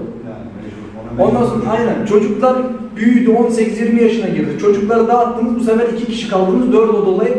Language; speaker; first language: Turkish; native; Turkish